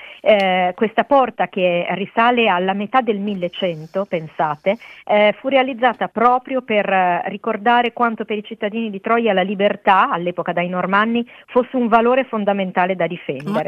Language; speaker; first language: Italian; native; Italian